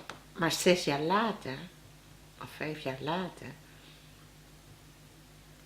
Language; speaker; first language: Dutch; non-native, learner; Spanish